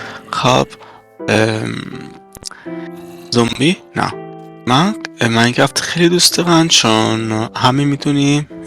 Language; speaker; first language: Persian; non-native, learner; Italian